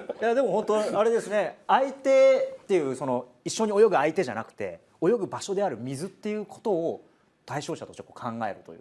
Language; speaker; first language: Japanese; native; Japanese